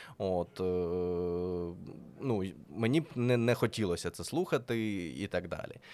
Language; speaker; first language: Ukrainian; non-native, local second language; Russian